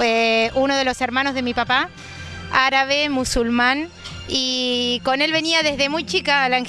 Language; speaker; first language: Spanish; native; Spanish